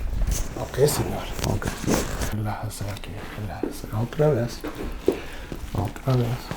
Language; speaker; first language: Spanish; non-native, learner; English